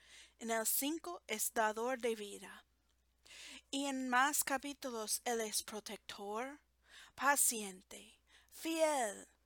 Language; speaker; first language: Spanish; non-native, fluent; English